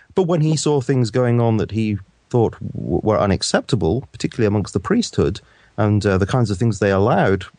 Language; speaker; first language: English; native; English